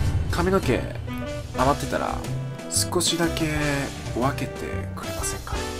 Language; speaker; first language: Japanese; native; Japanese